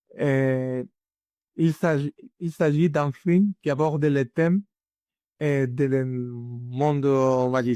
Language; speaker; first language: French; non-native, learner; Spanish